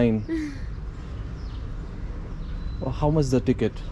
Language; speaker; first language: English; non-native, fluent; Hindi